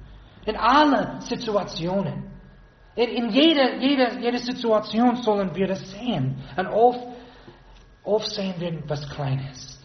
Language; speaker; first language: German; non-native, fluent; English